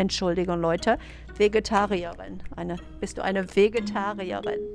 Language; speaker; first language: German; non-native, fluent; English